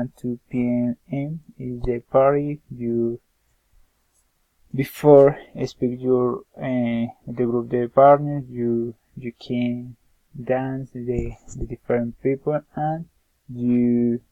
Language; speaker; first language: English; non-native, learner; Spanish